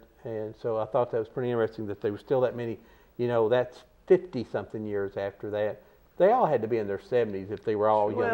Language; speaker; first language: English; native; English